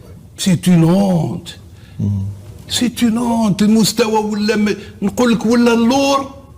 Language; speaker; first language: Arabic; native; Arabic